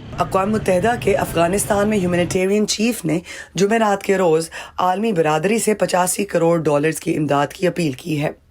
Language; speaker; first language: Urdu; native; Urdu